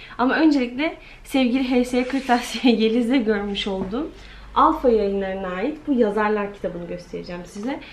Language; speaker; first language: Turkish; native; Turkish